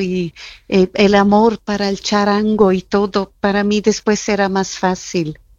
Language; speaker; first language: Spanish; non-native, fluent; German